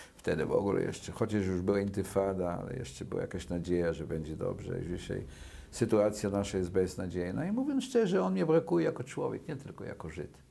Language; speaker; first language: Polish; early bilingual, other home language; Yiddish